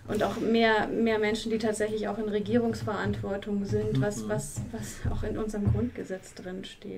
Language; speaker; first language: German; native; German